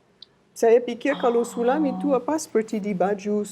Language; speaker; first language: Indonesian; non-native, learner; French